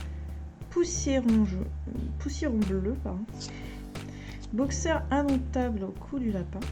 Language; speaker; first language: French; native; French